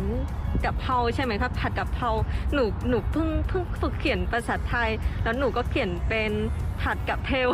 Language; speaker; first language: Thai; non-native, fluent; Vietnamese